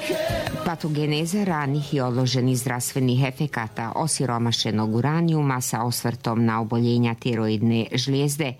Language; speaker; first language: Serbian; native; Serbian